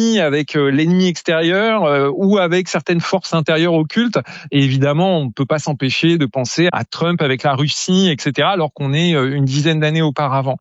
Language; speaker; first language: French; native; French